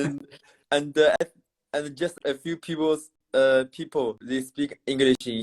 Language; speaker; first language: English; non-native, learner; Chinese